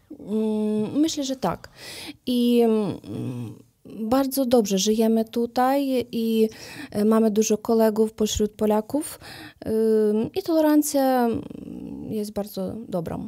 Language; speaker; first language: Polish; non-native, learner; Ukrainian